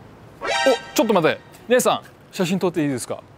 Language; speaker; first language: Japanese; early bilingual, heritage; English